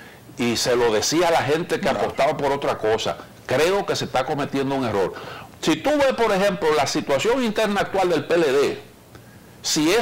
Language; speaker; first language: Spanish; native; Spanish